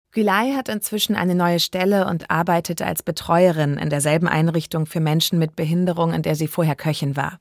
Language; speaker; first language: German; native; German